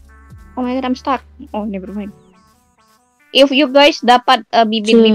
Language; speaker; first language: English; non-native, learner; Indonesian